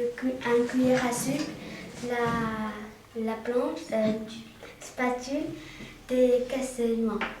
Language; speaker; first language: French; non-native, learner; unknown